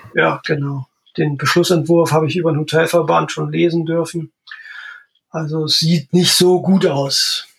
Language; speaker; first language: German; native; German